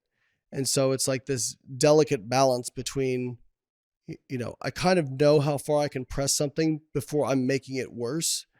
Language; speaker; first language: English; native; English